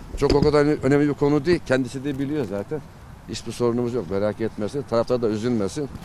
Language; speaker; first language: Turkish; native; Turkish